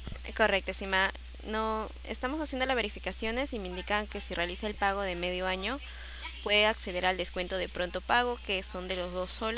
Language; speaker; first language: Spanish; native; Spanish